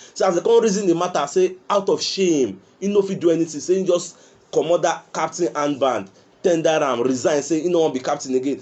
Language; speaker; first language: Nigerian Pidgin; non-native, local second language; Yoruba